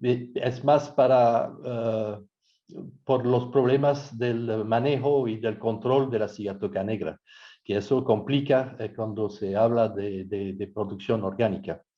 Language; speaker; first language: Spanish; non-native, fluent; French